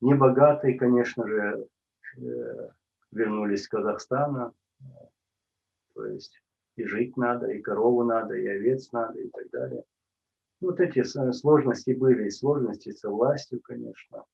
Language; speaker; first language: Russian; non-native, local second language; Chechen